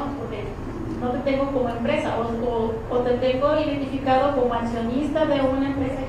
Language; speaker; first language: Spanish; native; Spanish